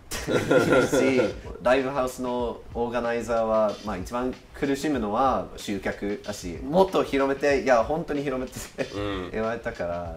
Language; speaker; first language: Japanese; non-native, fluent; English